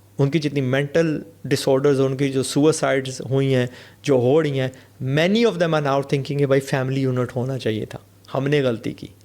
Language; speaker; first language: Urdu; non-native, fluent; English